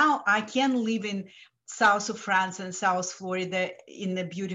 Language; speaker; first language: English; non-native, fluent; Lithuanian